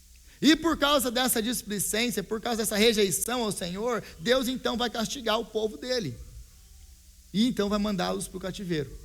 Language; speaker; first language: Portuguese; native; Portuguese